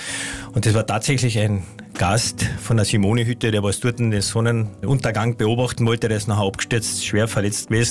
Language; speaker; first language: German; native; German